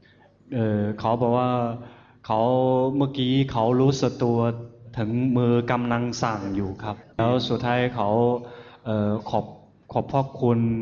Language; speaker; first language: Thai; non-native, fluent; Chinese